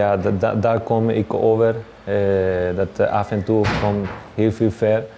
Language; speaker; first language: Dutch; non-native, learner; Spanish